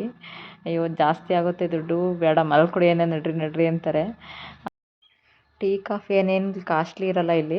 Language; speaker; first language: Kannada; native; Kannada